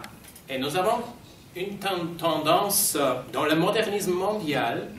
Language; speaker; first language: French; non-native, fluent; Polish